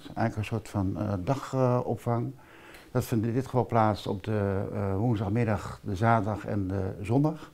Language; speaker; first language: Dutch; native; Dutch